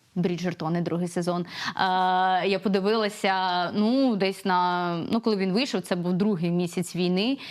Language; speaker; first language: Ukrainian; non-native, local second language; Russian